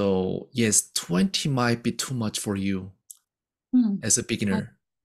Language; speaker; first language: English; non-native, fluent; Korean